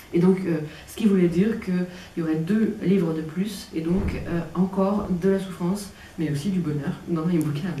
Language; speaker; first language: French; native; French